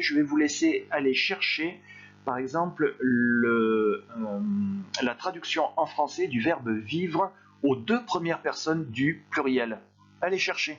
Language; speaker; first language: French; native; French